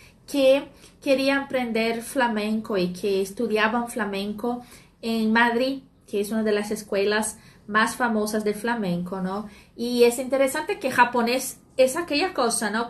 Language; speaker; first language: Spanish; non-native, fluent; Portuguese